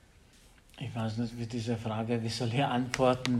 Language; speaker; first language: German; non-native, learner; Albanian